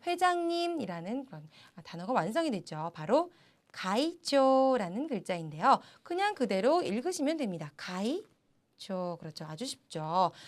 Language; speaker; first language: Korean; native; Korean